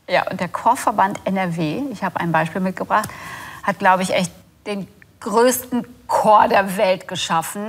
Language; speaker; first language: German; native; German